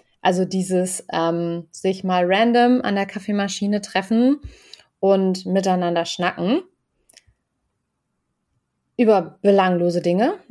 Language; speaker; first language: German; native; German